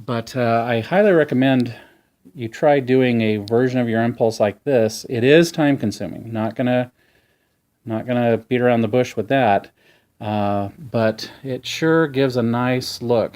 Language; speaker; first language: English; native; English